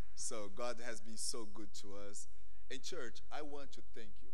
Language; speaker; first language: English; non-native, fluent; Portuguese